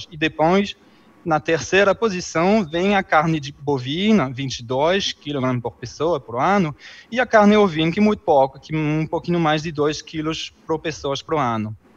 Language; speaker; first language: Portuguese; non-native, fluent; French